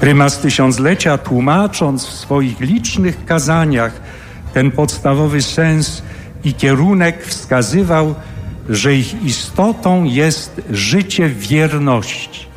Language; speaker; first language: Polish; native; Polish